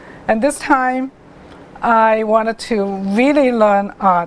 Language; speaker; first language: English; non-native, local second language; Cantonese